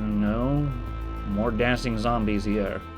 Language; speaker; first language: English; native; English